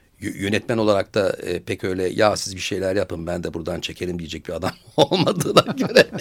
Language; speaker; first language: Turkish; native; Turkish